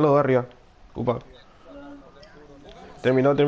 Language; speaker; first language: Spanish; native; Spanish